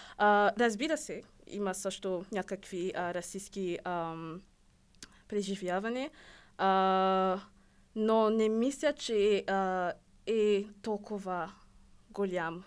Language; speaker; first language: Bulgarian; non-native, learner; Rundi